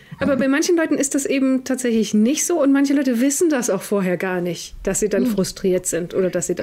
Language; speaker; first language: German; native; German